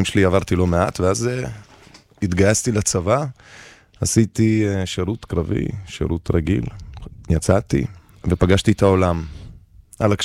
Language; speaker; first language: Hebrew; early bilingual, other home language; Russian